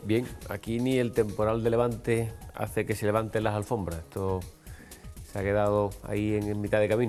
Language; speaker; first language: Spanish; native; Spanish